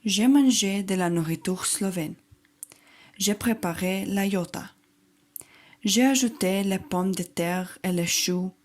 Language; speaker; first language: French; non-native, learner; Slovenian